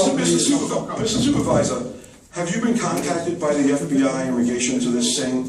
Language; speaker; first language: English; native; English